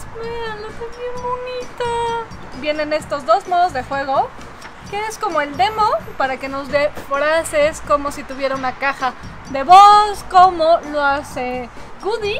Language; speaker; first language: Spanish; native; Spanish